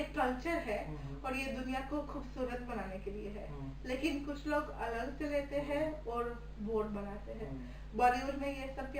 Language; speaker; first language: Hindi; early bilingual, heritage; Hindi